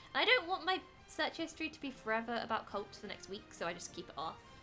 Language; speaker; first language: English; native; English